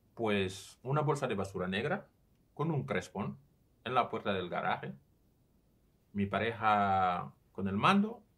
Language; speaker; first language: Spanish; non-native, fluent; Serer